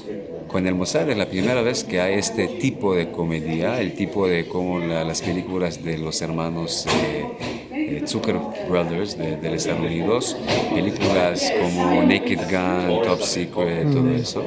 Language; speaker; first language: Spanish; non-native, learner; Hebrew